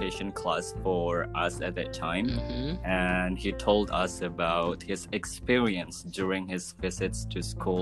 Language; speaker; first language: English; non-native, fluent; Indonesian